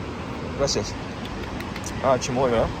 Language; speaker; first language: Spanish; non-native, fluent; English